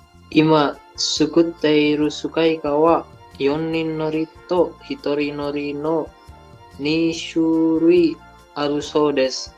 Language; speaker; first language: Japanese; non-native, learner; Indonesian